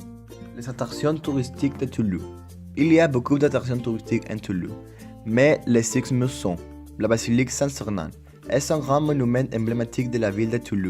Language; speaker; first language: French; non-native, learner; Spanish